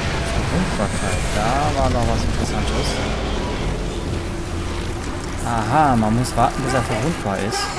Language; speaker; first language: German; native; German